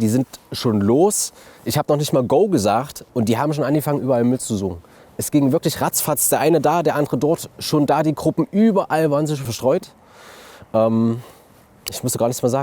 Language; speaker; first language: German; native; German